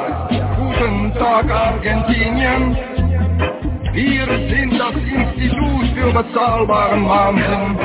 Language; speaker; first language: German; non-native, learner; Dutch